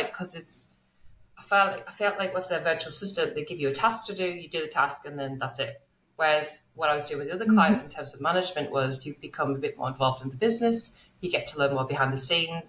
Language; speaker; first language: English; native; English